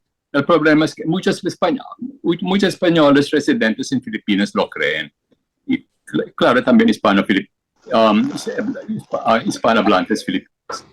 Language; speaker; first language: Spanish; non-native, fluent; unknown